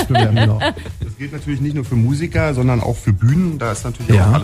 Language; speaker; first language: German; native; German